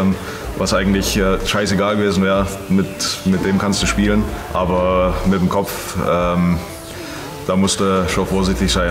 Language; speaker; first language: German; native; German